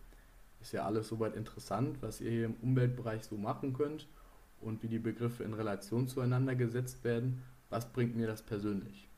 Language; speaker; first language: German; native; German